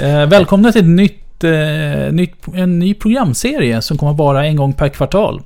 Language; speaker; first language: Swedish; native; Swedish